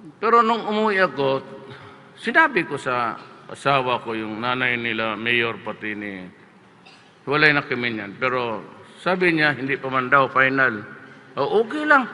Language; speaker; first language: Filipino; non-native, local second language; Cebuano